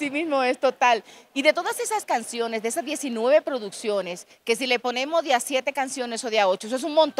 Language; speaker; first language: Spanish; native; Spanish